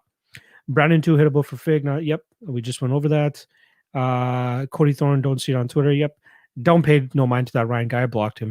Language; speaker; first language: English; native; English